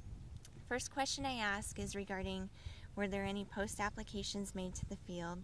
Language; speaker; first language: English; native; English